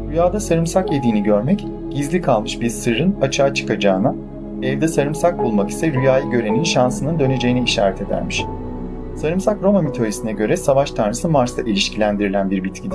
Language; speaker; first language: Turkish; native; Turkish